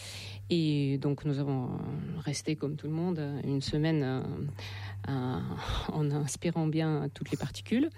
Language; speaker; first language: French; non-native, fluent; Russian